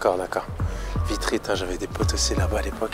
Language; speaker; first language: French; native; French